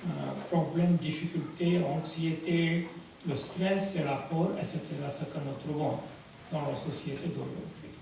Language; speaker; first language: French; non-native, fluent; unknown